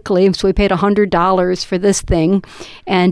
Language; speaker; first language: English; native; English